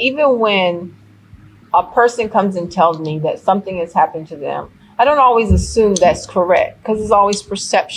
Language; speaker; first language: English; native; English